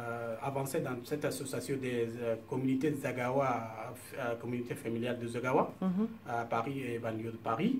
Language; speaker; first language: French; non-native, fluent; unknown